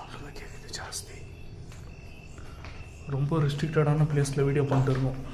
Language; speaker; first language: Tamil; native; Tamil